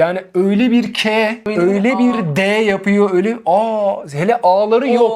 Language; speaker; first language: Turkish; non-native, fluent; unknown